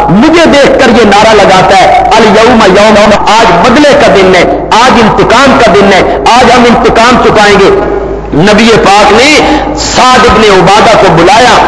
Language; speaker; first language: Urdu; native; Urdu